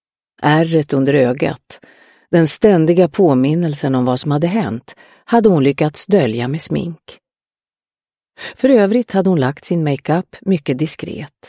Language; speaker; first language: Swedish; native; Swedish